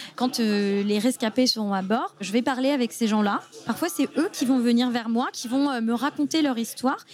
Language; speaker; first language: French; native; French